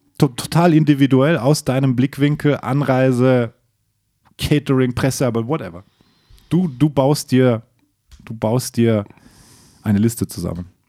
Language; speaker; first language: German; native; German